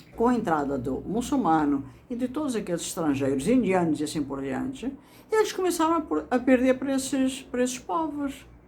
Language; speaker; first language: Portuguese; native; Portuguese